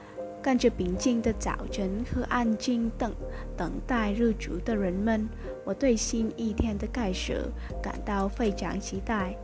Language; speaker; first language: Chinese; non-native, fluent; Vietnamese